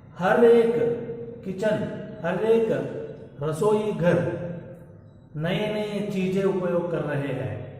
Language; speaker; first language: Hindi; non-native, local second language; Kannada